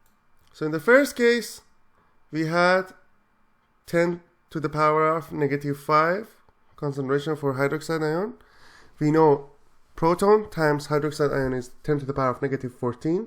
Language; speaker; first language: English; non-native, fluent; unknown